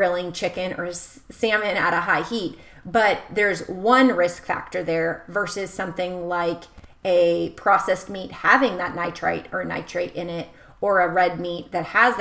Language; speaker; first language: English; native; English